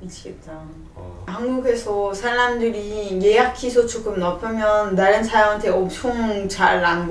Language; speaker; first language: Korean; non-native, learner; French